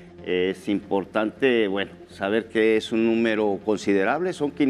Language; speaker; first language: Spanish; native; Spanish